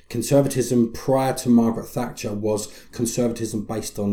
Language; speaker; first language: English; native; English